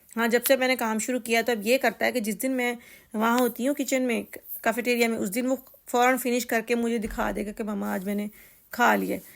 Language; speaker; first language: Urdu; native; Urdu